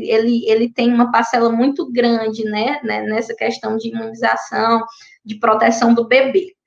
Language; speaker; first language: Portuguese; native; Portuguese